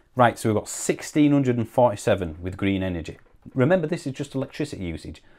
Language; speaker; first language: English; native; English